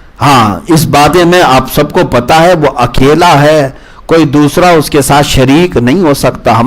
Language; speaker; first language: Urdu; native; Urdu